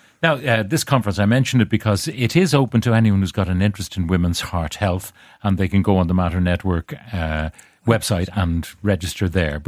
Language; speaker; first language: English; native; English